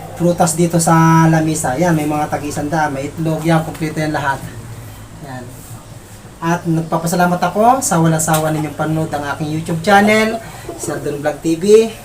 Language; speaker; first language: Filipino; non-native, local second language; Bikol